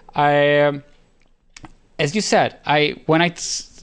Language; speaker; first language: English; non-native, fluent; Czech